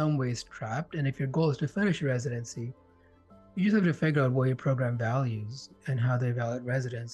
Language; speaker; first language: English; non-native, local second language; Hindi